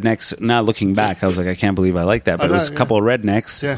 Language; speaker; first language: English; non-native, fluent; Punjabi